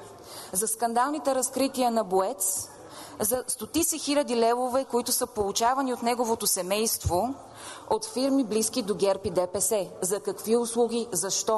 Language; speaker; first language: Bulgarian; native; Bulgarian